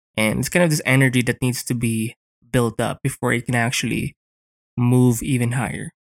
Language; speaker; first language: English; non-native, local second language; Filipino